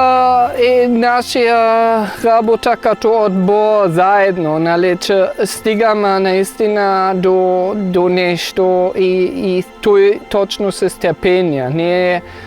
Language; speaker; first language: Bulgarian; non-native, fluent; German